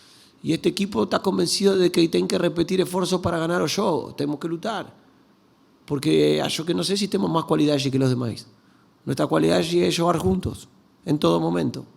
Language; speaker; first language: Portuguese; non-native, learner; Spanish